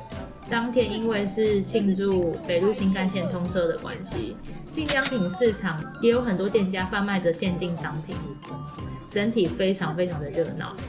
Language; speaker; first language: Chinese; native; Chinese